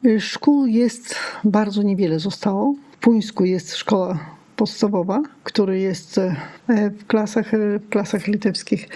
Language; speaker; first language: Polish; non-native, local second language; Lithuanian